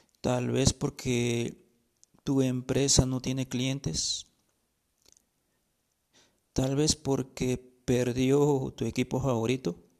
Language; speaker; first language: Spanish; native; Spanish